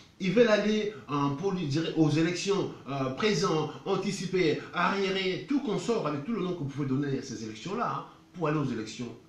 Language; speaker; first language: French; non-native, local second language; Lingala